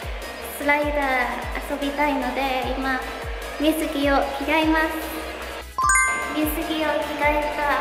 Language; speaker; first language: Japanese; non-native, fluent; English